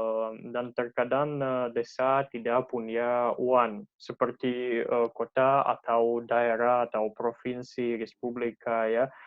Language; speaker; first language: Indonesian; non-native, learner; Russian